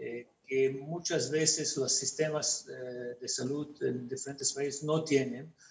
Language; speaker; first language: Spanish; non-native, fluent; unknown